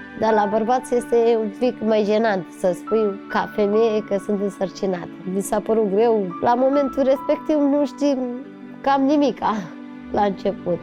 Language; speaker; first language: Romanian; non-native, local second language; Romany